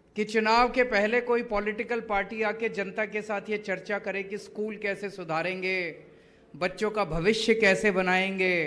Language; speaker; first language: Hindi; native; Hindi